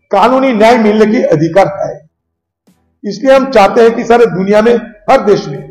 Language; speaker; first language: Hindi; non-native, local second language; Bangla